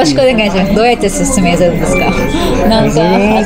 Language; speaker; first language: Japanese; native; Japanese